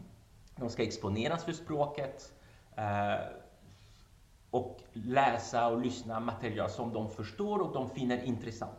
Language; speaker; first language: Swedish; non-native, fluent; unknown